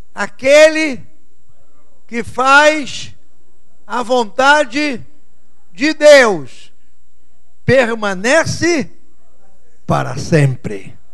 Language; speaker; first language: Portuguese; native; Portuguese